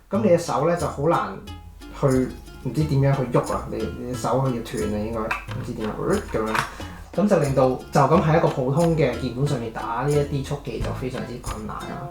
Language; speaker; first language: Cantonese; native; Cantonese